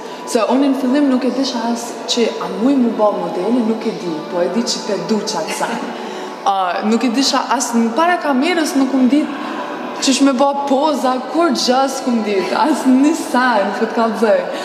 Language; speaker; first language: Albanian; early bilingual, heritage; Albanian